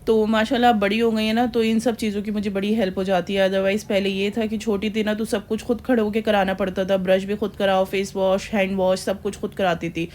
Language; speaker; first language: Hindi; native; Hindi